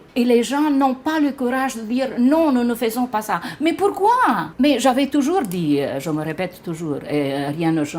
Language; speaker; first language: French; non-native, fluent; Romanian